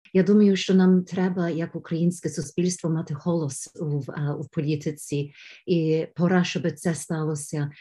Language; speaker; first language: Ukrainian; early bilingual, heritage; Ukrainian